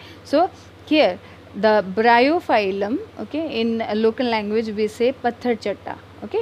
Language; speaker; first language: English; non-native, local second language; Hindi